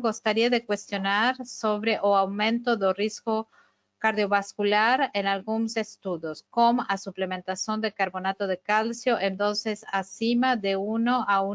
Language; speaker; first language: Portuguese; non-native, fluent; Spanish